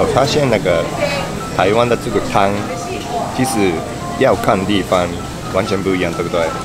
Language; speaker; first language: Chinese; non-native, fluent; Japanese